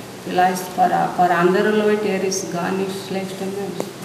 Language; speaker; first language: German; non-native, learner; Telugu